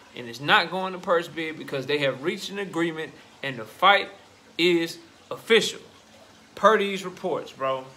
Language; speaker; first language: English; native; English